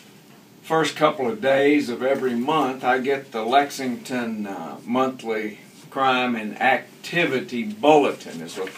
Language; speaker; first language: English; native; English